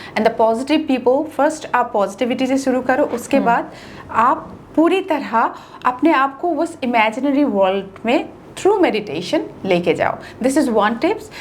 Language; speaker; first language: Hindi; non-native, local second language; Bangla